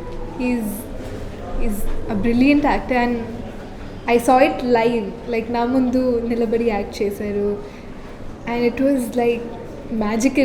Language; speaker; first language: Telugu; non-native, local second language; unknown